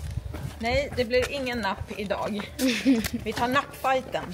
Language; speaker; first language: Swedish; native; Swedish